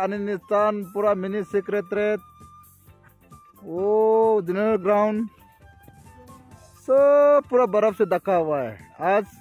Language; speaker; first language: Hindi; non-native, local second language; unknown